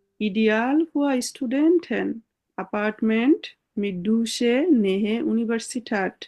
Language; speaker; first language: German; non-native, fluent; Bangla